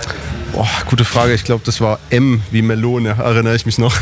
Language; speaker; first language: German; native; German